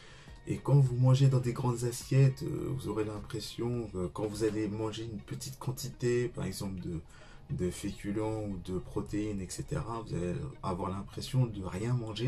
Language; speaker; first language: French; native; French